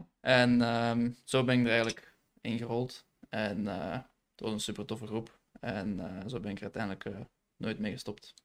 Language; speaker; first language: Dutch; native; Dutch